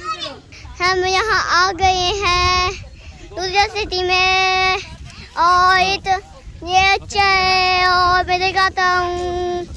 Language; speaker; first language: Hindi; non-native, learner; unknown